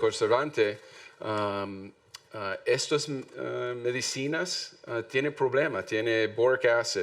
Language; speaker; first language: Spanish; non-native, learner; English